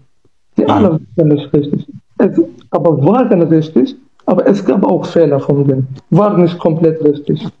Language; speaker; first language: German; non-native, learner; Kurdish